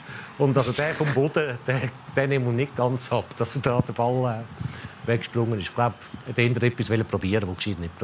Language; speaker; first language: German; native; German